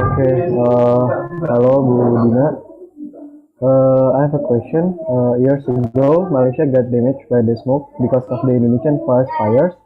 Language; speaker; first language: English; non-native, fluent; Malay